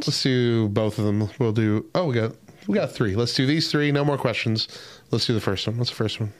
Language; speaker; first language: English; native; English